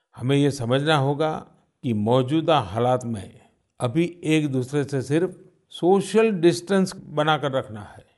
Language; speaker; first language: Hindi; non-native, local second language; Gujarati